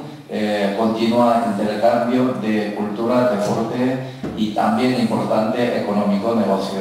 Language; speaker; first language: Spanish; non-native, learner; Korean